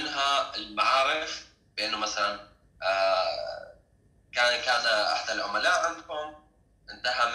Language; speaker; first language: Arabic; native; Arabic